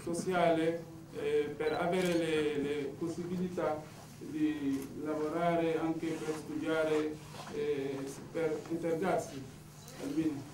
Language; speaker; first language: Italian; non-native, learner; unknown